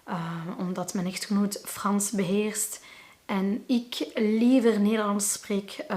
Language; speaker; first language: Dutch; non-native, local second language; Arabic